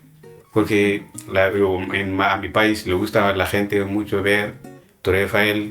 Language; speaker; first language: Spanish; non-native, learner; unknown